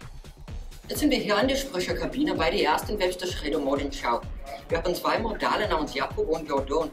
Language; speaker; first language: German; non-native, learner; English